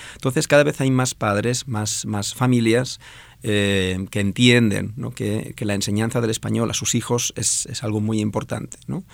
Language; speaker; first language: Spanish; non-native, local second language; Catalan